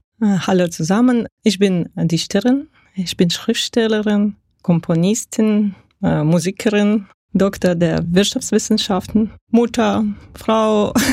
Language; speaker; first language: German; non-native, fluent; Russian